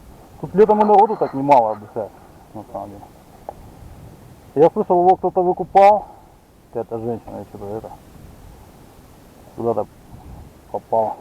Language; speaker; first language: Russian; native; Russian